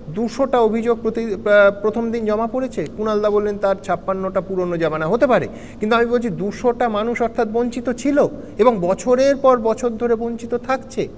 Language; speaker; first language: Bangla; native; Bangla